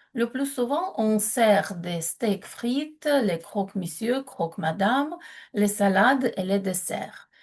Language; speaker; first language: French; non-native, fluent; Ukrainian